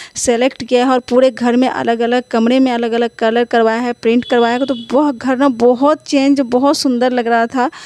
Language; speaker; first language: Hindi; native; Hindi